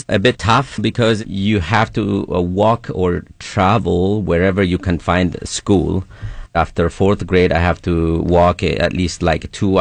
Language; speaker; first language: English; non-native, fluent; Sidamo